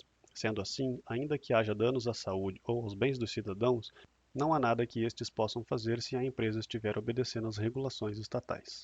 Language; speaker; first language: Portuguese; native; Portuguese